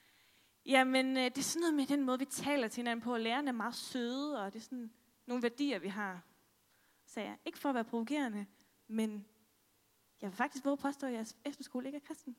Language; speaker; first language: Danish; native; Danish